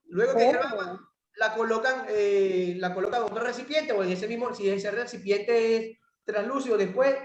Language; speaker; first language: Spanish; native; Spanish